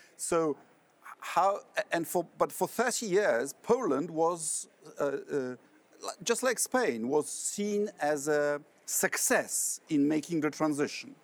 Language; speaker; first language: English; non-native, fluent; Polish